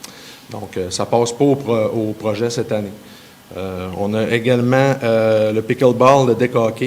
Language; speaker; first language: French; native; French